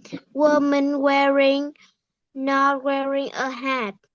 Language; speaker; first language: English; non-native, learner; Vietnamese